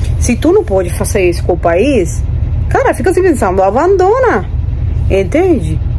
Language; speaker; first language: Portuguese; non-native, fluent; Spanish